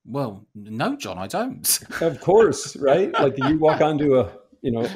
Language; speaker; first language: English; native; English